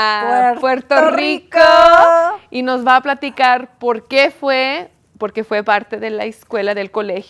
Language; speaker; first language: Spanish; early bilingual, heritage; Spanish